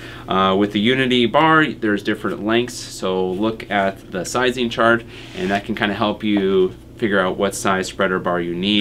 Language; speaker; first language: English; native; English